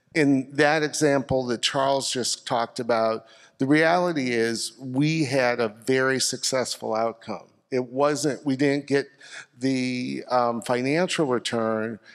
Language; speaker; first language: English; native; English